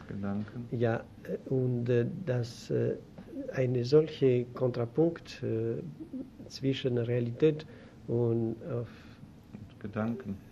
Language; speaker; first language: German; non-native, learner; Greek